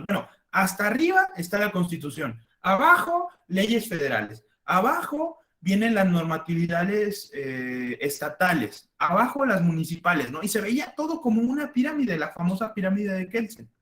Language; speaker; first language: Spanish; native; Spanish